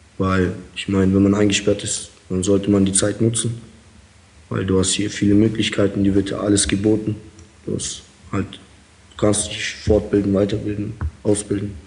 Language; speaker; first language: German; early bilingual, other home language; Russian